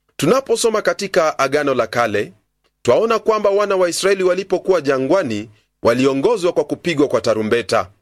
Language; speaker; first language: Swahili; non-native, local second language; Luyia